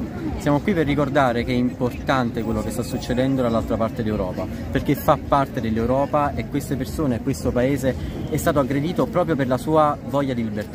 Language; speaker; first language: Italian; native; Italian